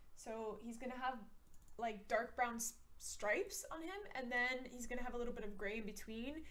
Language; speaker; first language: English; native; English